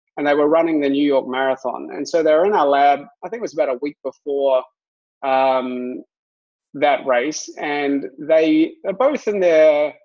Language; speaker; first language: English; native; English